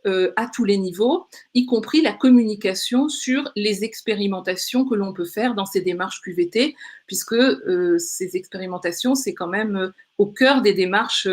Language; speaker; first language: French; native; French